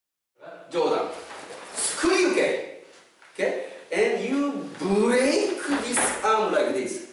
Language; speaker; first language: English; non-native, fluent; Japanese